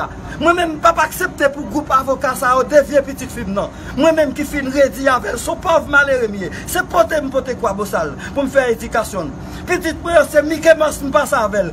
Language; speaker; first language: French; non-native, learner; Haitian Creole